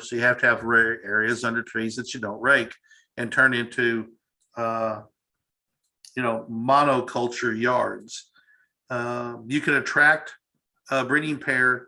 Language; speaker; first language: English; native; English